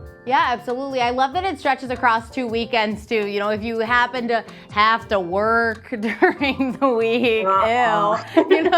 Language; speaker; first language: English; native; English